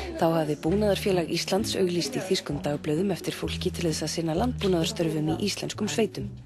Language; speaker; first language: Icelandic; native; Icelandic